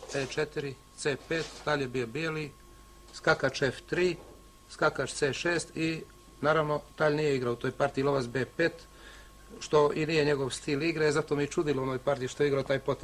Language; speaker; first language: Bosnian; native; Bosnian